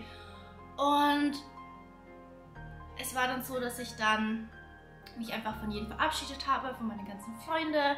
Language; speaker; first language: German; early bilingual, other home language; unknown